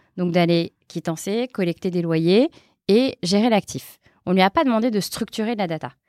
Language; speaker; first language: French; native; French